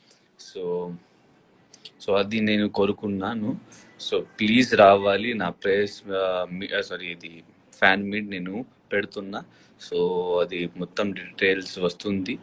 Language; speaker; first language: Telugu; non-native, learner; Hindi